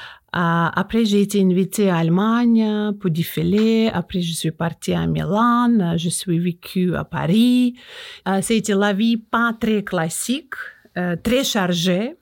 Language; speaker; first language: French; non-native, learner; Russian